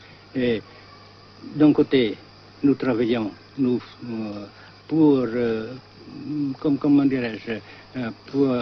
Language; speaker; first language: French; non-native, fluent; Vietnamese